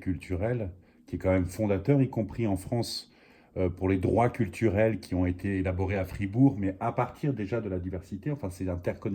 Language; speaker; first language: French; native; French